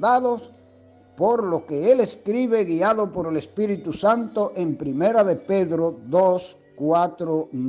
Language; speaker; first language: Spanish; native; Spanish